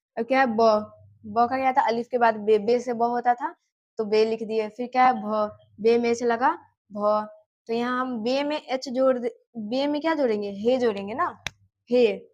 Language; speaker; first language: Hindi; native; Hindi